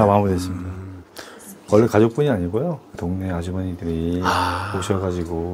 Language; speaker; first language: Korean; native; Korean